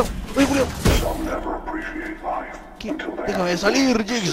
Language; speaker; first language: Spanish; native; Spanish